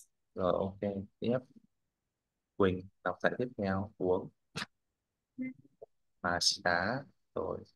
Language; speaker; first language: Vietnamese; native; Vietnamese